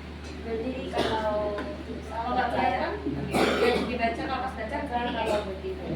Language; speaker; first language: Indonesian; native; Indonesian